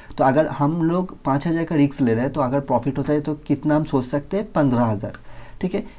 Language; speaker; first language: Hindi; non-native, local second language; Bangla